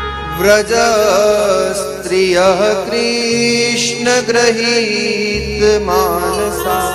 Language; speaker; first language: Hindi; native; Hindi